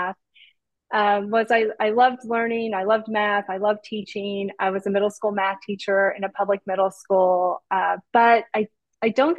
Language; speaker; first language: English; native; English